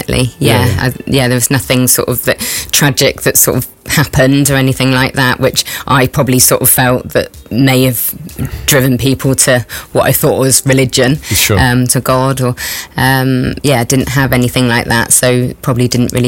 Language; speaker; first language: English; native; English